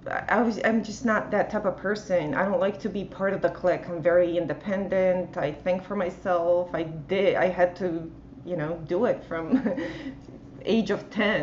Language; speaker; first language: English; non-native, fluent; Bosnian